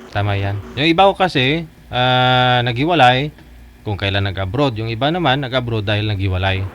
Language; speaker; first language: Filipino; native; Filipino